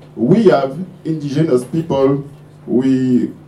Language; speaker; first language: English; non-native, fluent; French